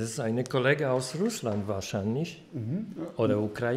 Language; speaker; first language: German; non-native, fluent; Polish